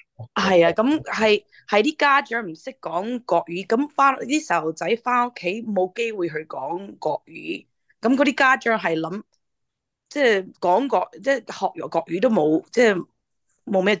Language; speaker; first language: Cantonese; early bilingual, heritage; English